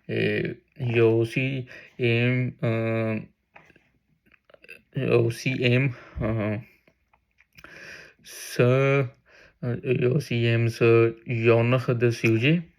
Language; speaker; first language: French; non-native, learner; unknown